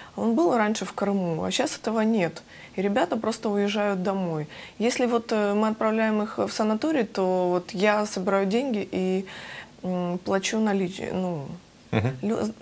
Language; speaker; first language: Russian; native; Russian